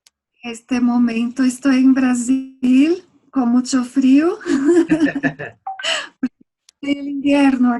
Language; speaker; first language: Spanish; non-native, fluent; Portuguese